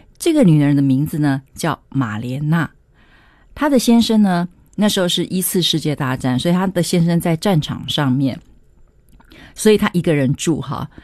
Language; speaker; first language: Chinese; native; Chinese